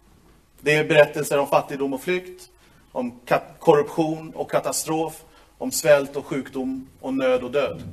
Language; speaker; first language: Swedish; native; Swedish